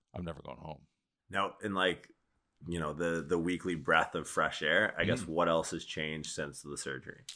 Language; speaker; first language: English; native; English